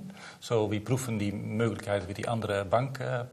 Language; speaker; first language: German; non-native, learner; Dutch